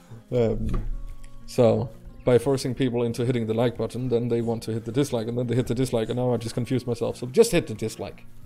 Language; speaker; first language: English; non-native, fluent; Danish